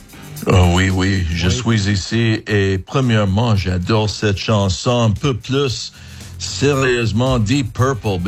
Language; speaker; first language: French; non-native, fluent; English